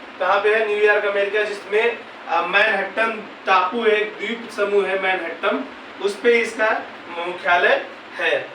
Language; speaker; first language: Hindi; native; Hindi